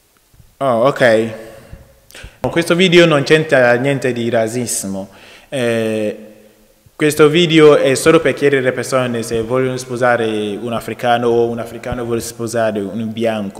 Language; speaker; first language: Italian; non-native, learner; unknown